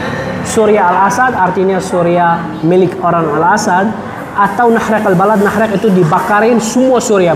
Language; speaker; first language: Indonesian; non-native, fluent; Arabic